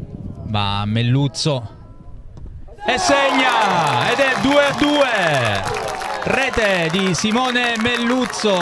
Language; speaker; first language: Italian; native; Italian